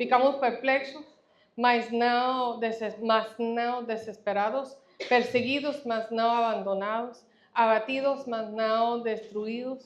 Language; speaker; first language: Portuguese; non-native, fluent; Spanish